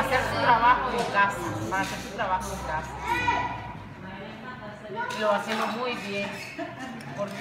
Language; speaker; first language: Spanish; native; Spanish